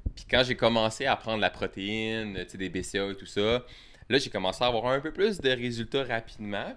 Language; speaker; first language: French; native; French